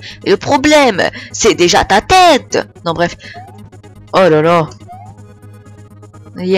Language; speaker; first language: French; native; French